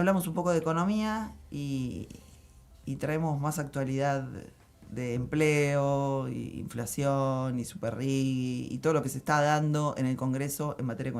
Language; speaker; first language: Spanish; native; Spanish